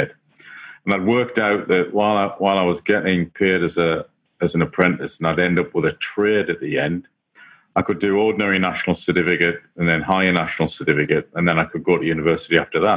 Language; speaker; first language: English; native; English